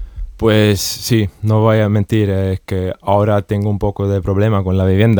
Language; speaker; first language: Spanish; non-native, fluent; Estonian